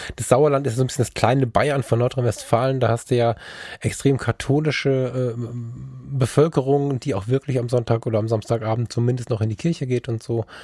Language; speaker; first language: German; early bilingual, other home language; Turkish